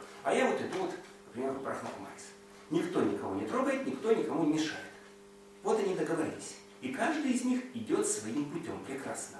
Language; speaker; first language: Russian; native; Russian